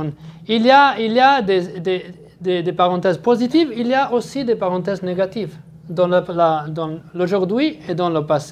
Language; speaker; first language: French; non-native, fluent; Arabic